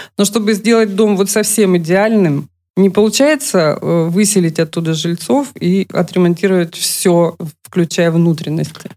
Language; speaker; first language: Russian; native; Russian